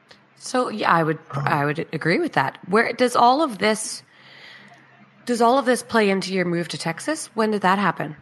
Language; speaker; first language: English; native; English